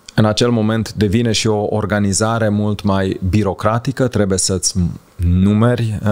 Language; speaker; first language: Romanian; native; Romanian